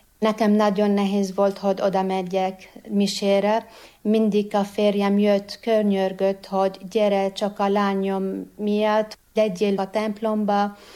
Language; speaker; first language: Hungarian; non-native, fluent; Arabic